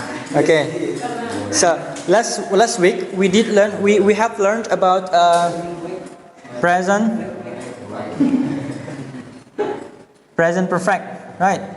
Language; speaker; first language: English; non-native, learner; Indonesian